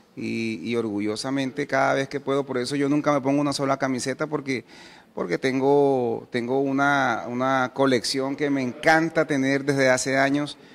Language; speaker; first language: Spanish; native; Spanish